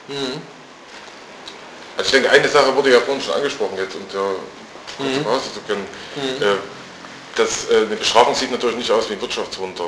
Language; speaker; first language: German; native; German